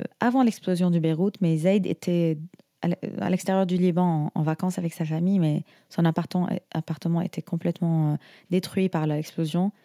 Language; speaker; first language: French; non-native, fluent; Arabic